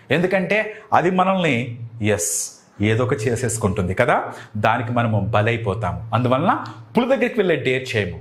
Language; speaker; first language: Telugu; native; Telugu